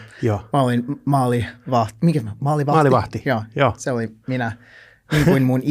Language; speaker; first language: Finnish; non-native, learner; English